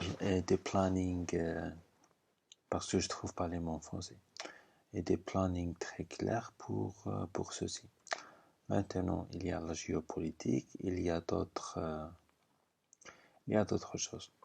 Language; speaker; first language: French; non-native, fluent; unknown